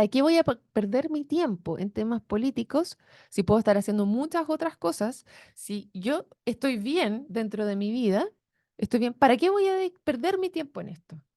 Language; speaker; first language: Spanish; native; Spanish